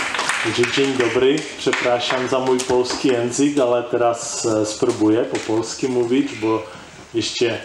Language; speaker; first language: Polish; non-native, learner; Czech